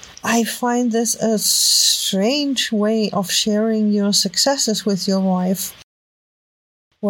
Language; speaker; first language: English; non-native, fluent; German